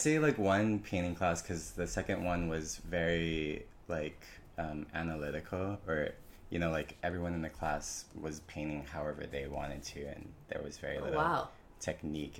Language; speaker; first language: English; native; English